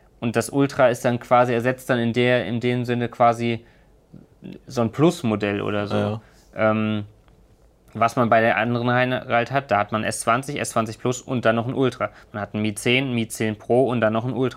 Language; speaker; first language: German; native; German